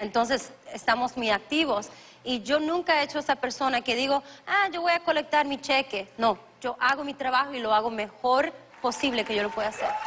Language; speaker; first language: Spanish; early bilingual, other home language; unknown